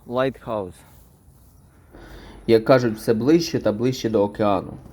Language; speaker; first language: Ukrainian; native; Ukrainian